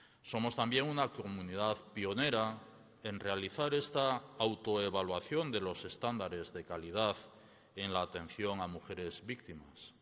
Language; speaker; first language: Spanish; native; Spanish